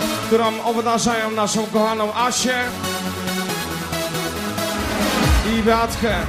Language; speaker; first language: Polish; native; Polish